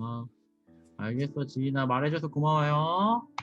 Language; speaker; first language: Korean; native; Korean